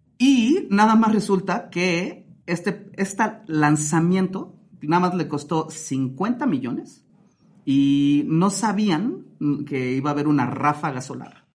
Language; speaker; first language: Spanish; native; Spanish